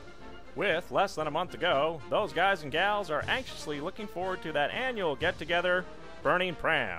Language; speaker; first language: English; native; English